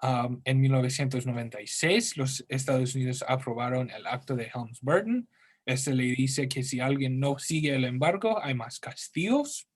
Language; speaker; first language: Spanish; non-native, learner; English